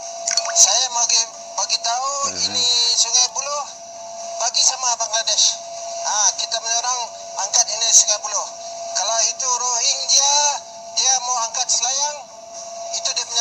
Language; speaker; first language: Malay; non-native, fluent; Bangla